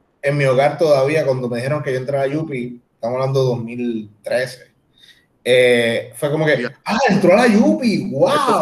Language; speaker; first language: Spanish; native; Spanish